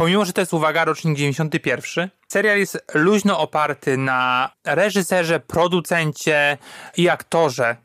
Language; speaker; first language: Polish; native; Polish